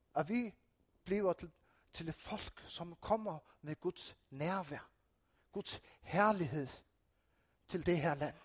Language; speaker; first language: Danish; non-native, local second language; Faroese